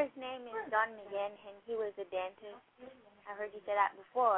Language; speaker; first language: English; non-native, fluent; French